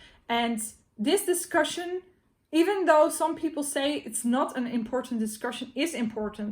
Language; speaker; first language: English; non-native, fluent; Dutch